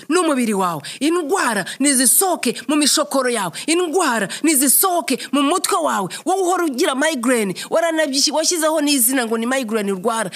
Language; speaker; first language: Kinyarwanda; native; Kinyarwanda